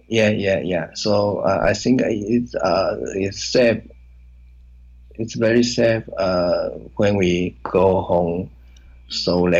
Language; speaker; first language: English; non-native, learner; Chinese